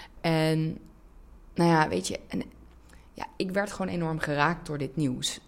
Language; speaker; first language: Dutch; early bilingual, other home language; Turkish